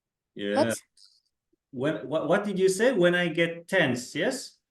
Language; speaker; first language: English; non-native, fluent; Kazakh